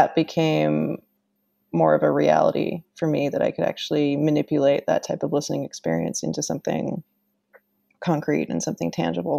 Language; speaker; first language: English; native; English